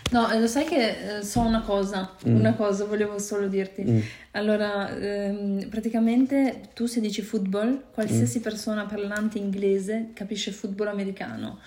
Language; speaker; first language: Italian; early bilingual, other home language; Albanian